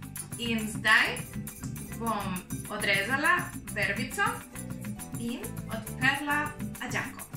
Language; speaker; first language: Slovenian; non-native, learner; Spanish